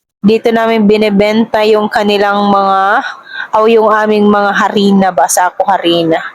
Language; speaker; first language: Filipino; non-native, local second language; Cebuano